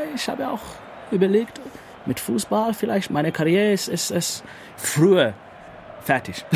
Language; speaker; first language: German; non-native, learner; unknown